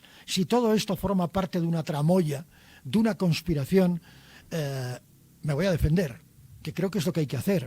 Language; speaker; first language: Spanish; native; Spanish